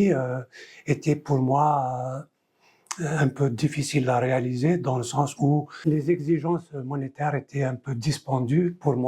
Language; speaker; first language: French; non-native, local second language; Kabyle